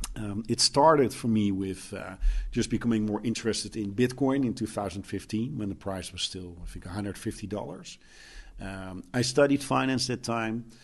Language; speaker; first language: English; non-native, fluent; Dutch